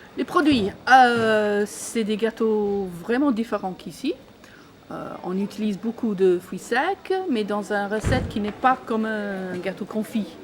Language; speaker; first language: French; non-native, fluent; English